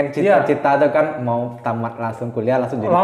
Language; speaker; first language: Indonesian; native; Indonesian